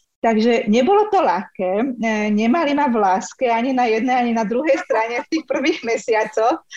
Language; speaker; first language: Slovak; non-native, local second language; Hungarian